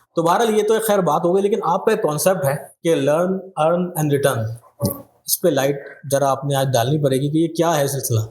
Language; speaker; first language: Urdu; native; Urdu